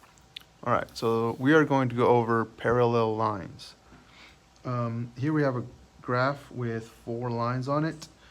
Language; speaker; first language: English; native; English